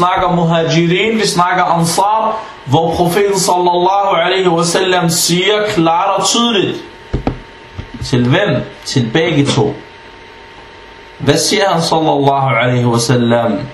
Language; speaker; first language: Danish; non-native, fluent; Arabic